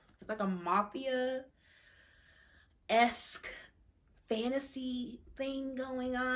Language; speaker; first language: English; native; English